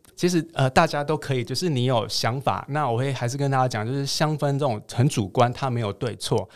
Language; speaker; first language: Chinese; native; Chinese